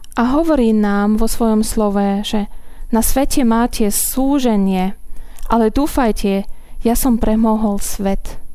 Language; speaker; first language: Slovak; non-native, fluent; German